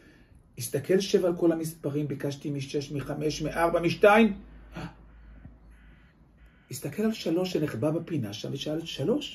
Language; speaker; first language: Hebrew; native; Hebrew